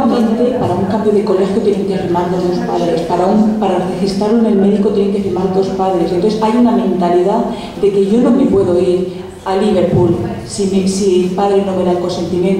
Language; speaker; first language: Spanish; native; Spanish